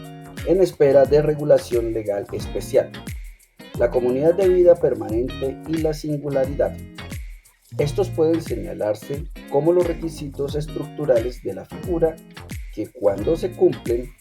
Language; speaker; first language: Spanish; native; Spanish